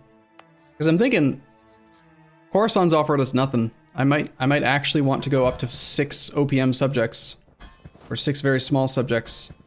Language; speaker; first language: English; native; English